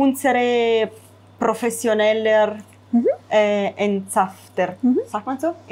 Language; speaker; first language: German; non-native, fluent; Italian